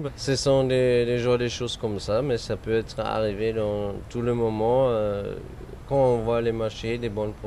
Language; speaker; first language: French; non-native, fluent; German